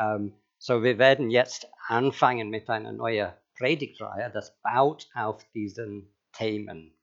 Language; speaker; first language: German; non-native, fluent; English